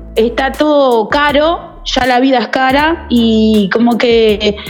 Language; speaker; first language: Spanish; native; Spanish